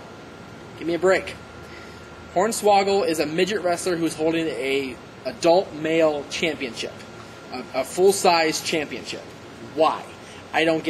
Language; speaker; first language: English; native; English